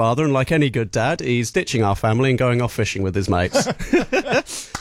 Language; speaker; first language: English; native; English